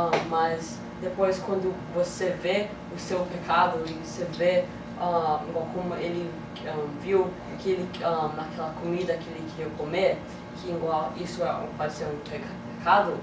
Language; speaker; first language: Portuguese; early bilingual, heritage; English